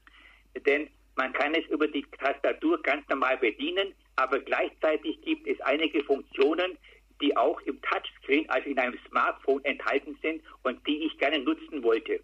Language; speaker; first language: German; native; German